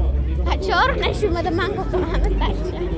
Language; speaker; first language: Persian; native; Persian